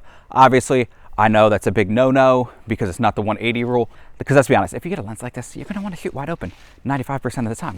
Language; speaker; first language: English; native; English